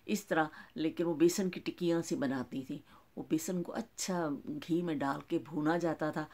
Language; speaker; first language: Urdu; non-native, local second language; Punjabi